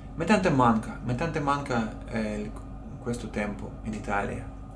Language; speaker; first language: Italian; non-native, learner; Russian